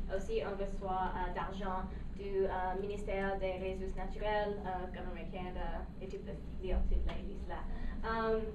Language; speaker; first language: French; non-native, local second language; English